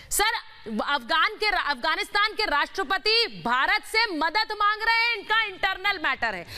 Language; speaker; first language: Hindi; native; Hindi